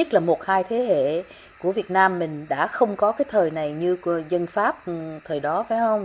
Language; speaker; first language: Vietnamese; native; Vietnamese